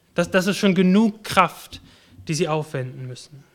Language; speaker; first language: German; native; German